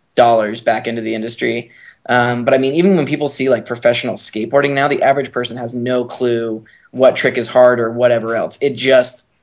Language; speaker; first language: English; native; English